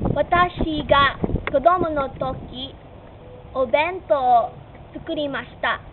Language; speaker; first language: Japanese; non-native, learner; English